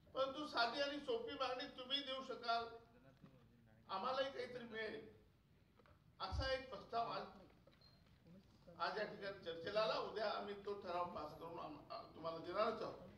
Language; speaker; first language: Marathi; non-native, local second language; Lambadi